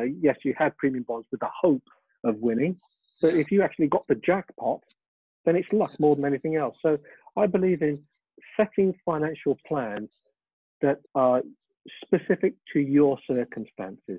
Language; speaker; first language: English; early bilingual, other home language; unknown